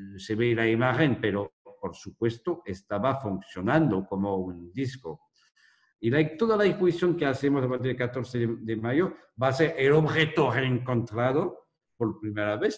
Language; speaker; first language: Spanish; non-native, fluent; French